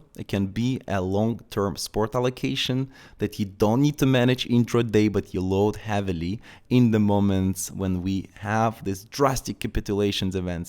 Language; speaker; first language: English; non-native, fluent; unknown